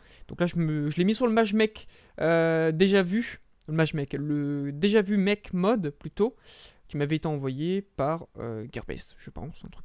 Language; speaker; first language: French; native; French